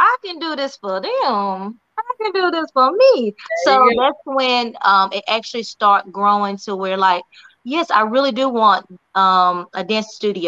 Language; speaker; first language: English; native; English